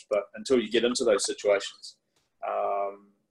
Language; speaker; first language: English; native; English